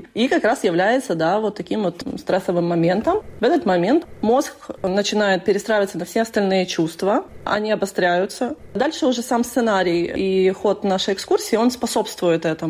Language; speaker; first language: Russian; native; Russian